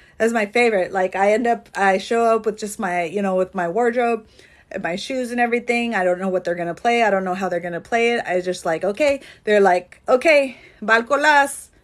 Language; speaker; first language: English; early bilingual, other home language; Spanish